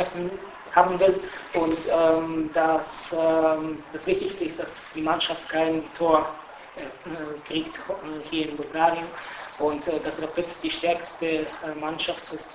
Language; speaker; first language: German; non-native, fluent; Bulgarian